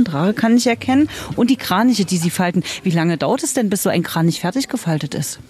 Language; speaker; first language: German; native; German